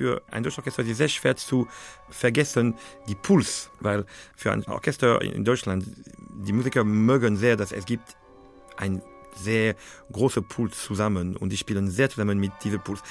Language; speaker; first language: German; non-native, fluent; French